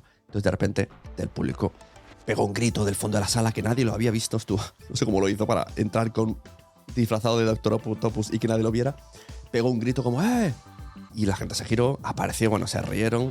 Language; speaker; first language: Spanish; native; Spanish